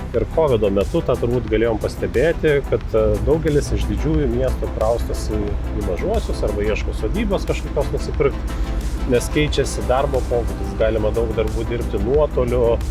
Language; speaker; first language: Lithuanian; native; Lithuanian